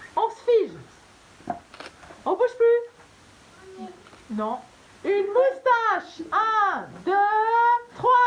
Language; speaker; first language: French; native; French